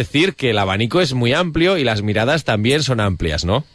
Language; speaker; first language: Spanish; native; Spanish